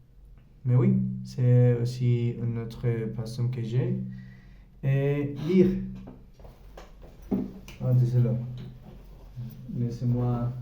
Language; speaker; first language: French; non-native, learner; Spanish